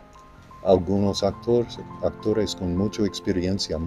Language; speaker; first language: Spanish; non-native, learner; English